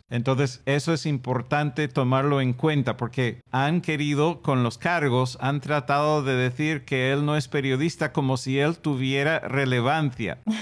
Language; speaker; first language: Spanish; non-native, fluent; English